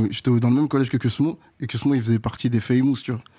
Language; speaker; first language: French; native; French